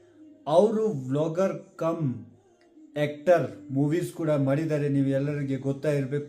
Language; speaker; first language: Kannada; non-native, fluent; Ladakhi